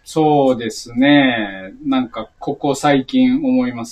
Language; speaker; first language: Japanese; native; Japanese